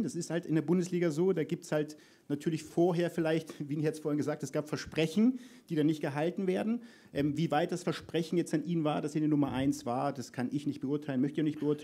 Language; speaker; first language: German; native; German